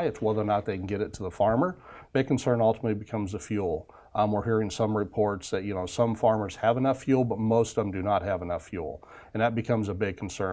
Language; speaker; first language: English; native; English